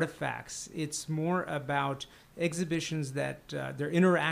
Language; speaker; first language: English; native; English